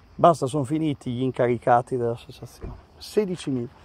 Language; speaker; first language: Italian; native; Italian